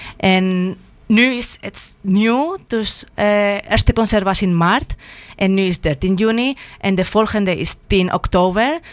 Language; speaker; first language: Dutch; non-native, fluent; Spanish